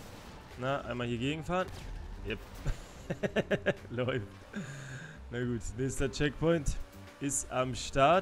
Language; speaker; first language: German; native; German